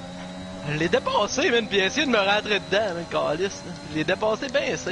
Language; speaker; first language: French; native; French